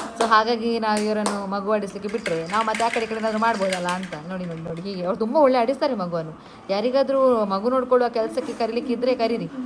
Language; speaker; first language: Kannada; non-native, local second language; Tulu